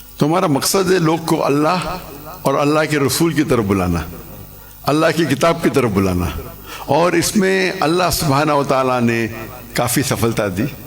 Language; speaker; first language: Urdu; non-native, local second language; English